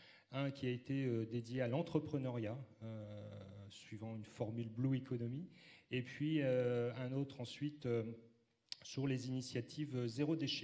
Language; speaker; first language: French; native; French